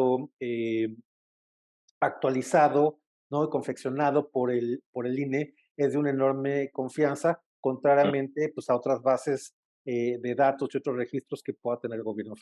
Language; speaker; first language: Spanish; native; Spanish